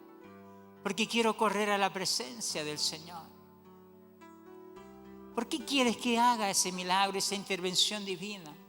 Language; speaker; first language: Spanish; native; Spanish